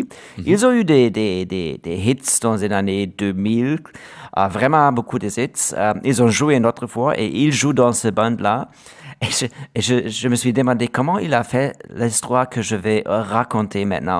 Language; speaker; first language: French; non-native, learner; German